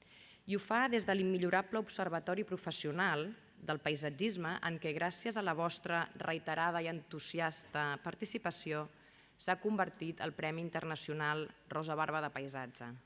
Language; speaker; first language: Catalan; native; Catalan